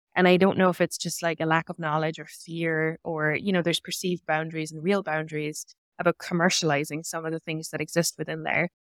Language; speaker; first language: English; native; English